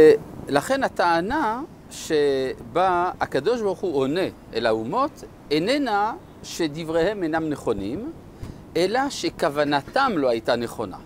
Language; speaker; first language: Hebrew; non-native, fluent; French